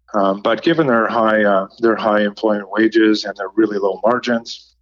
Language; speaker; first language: English; native; English